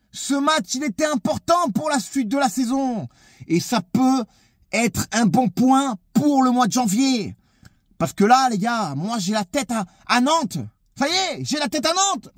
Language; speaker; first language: French; native; French